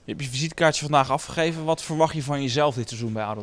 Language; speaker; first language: Dutch; native; Dutch